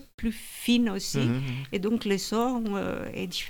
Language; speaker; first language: French; non-native, fluent; Portuguese